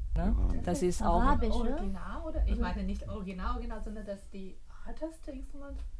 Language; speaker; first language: German; non-native, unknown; Chinese